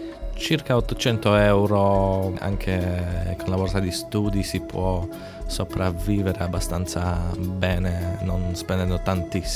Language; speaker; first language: Italian; non-native, fluent; Polish